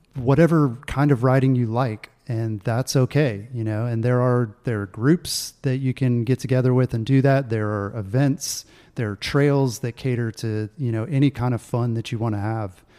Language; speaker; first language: English; native; English